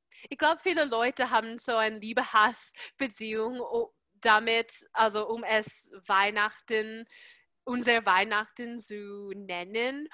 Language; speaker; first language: German; non-native, fluent; English